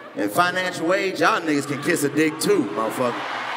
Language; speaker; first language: English; native; English